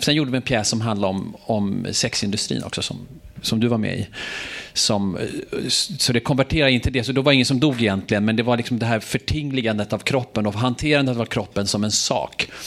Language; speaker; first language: Swedish; native; Swedish